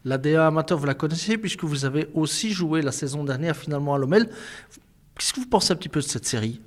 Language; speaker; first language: French; native; French